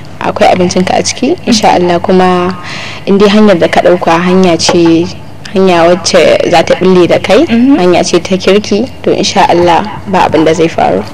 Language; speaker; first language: Hausa; non-native, local second language; Tamasheq